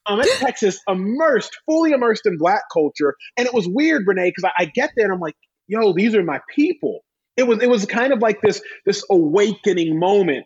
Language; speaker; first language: English; native; English